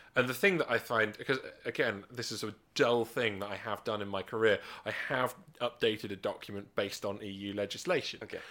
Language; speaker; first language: English; native; English